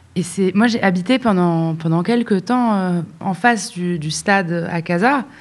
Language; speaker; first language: French; non-native, local second language; Arabic